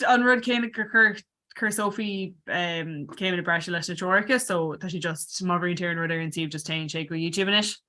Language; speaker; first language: Irish; non-native, local second language; English